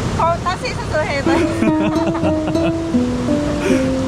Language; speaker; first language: Korean; non-native, learner; Vietnamese